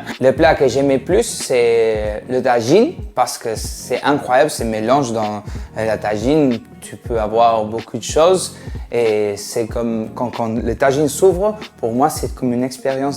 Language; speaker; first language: French; non-native, fluent; Spanish